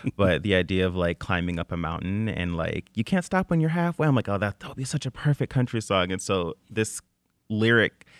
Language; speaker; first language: English; native; English